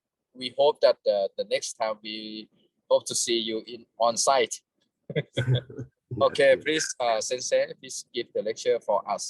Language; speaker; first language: English; non-native, fluent; Thai